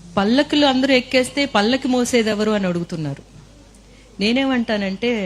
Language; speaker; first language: Telugu; native; Telugu